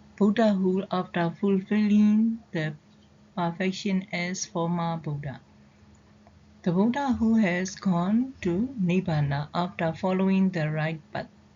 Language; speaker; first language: English; non-native, fluent; Burmese